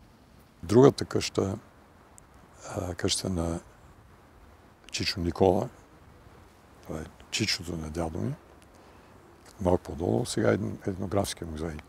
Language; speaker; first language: Bulgarian; early bilingual, heritage; Bulgarian